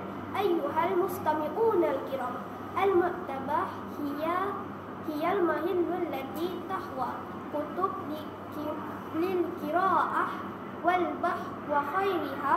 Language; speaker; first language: Arabic; non-native, learner; Malay